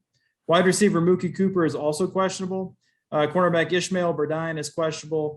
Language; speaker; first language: English; native; English